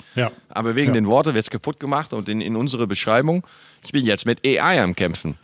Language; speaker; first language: German; non-native, fluent; Dutch